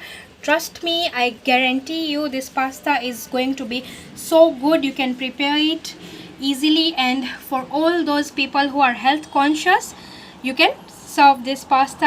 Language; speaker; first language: English; non-native, local second language; Gujarati